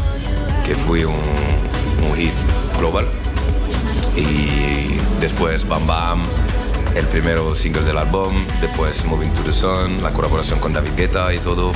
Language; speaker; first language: Spanish; non-native, learner; French